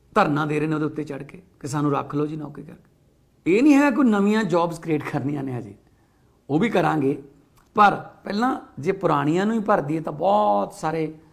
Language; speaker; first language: Punjabi; native; Punjabi